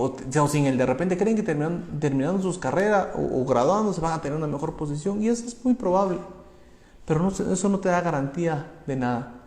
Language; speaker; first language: Spanish; native; Spanish